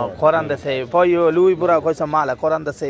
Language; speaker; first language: Italian; non-native, learner; Tamil